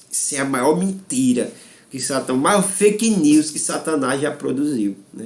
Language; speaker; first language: Portuguese; native; Portuguese